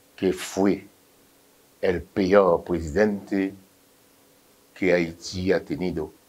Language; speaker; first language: Spanish; non-native, fluent; Haitian Creole